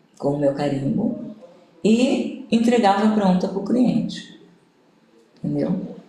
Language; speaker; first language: Portuguese; native; Portuguese